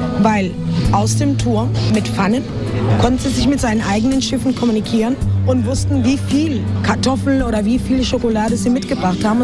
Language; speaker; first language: German; non-native, fluent; Spanish